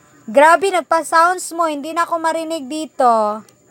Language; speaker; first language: Filipino; native; Filipino